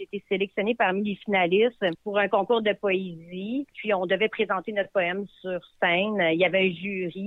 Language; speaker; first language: French; native; French